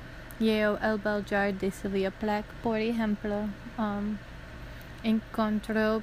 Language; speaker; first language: Spanish; non-native, learner; English